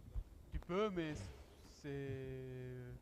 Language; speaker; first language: French; non-native, local second language; German